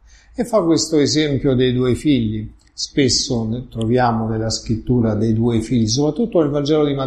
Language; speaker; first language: Italian; native; Italian